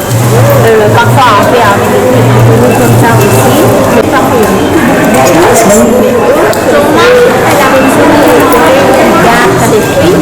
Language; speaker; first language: French; non-native, fluent; Khmer